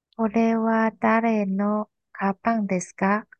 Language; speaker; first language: Japanese; non-native, learner; Chinese